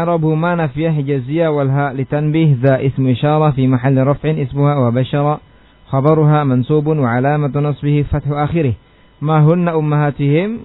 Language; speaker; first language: Arabic; non-native, fluent; Indonesian